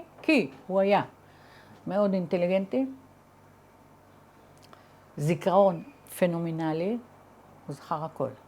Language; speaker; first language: Hebrew; early bilingual, other home language; Arabic